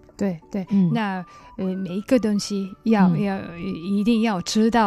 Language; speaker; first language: Chinese; non-native, learner; Japanese